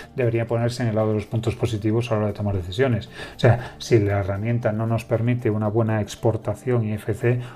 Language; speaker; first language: Spanish; native; Spanish